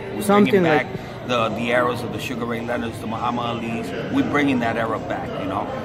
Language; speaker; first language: English; native; English